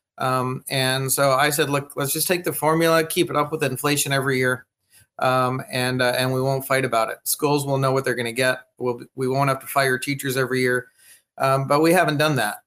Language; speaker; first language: English; native; English